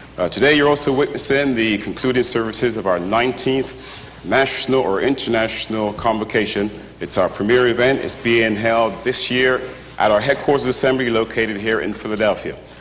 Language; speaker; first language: English; native; English